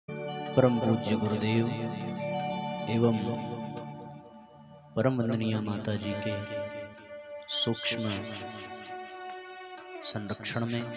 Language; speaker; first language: Hindi; native; Hindi